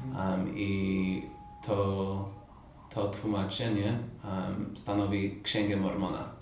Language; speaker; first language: Polish; non-native, fluent; English